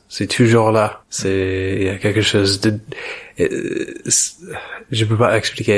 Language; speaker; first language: French; non-native, learner; English